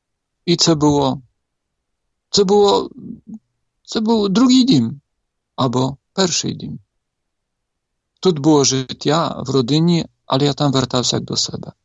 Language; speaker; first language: Polish; non-native, learner; Ukrainian